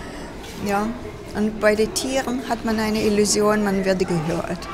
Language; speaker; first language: German; non-native, fluent; Russian